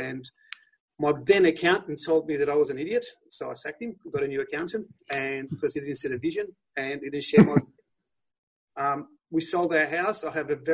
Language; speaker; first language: English; non-native, fluent; Polish